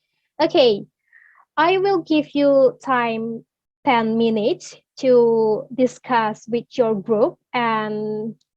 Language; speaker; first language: English; non-native, learner; Indonesian